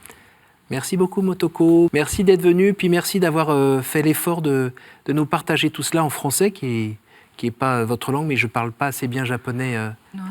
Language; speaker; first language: French; native; French